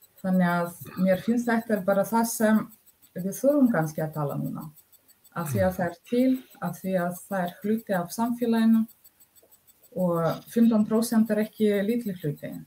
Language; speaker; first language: Icelandic; non-native, fluent; Russian